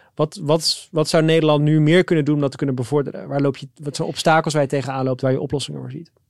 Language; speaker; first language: Dutch; native; Dutch